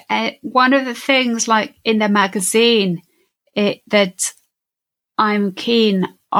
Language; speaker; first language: English; native; English